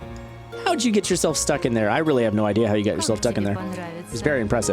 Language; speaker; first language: English; native; English